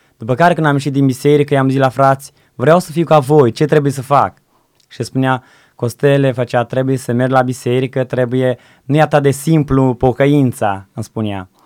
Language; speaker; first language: Romanian; native; Romanian